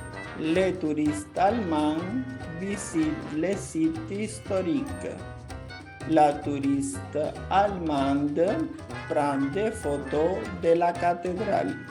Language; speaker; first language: French; non-native, fluent; Portuguese